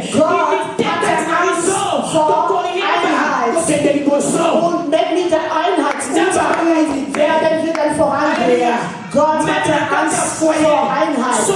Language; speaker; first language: German; non-native, fluent; French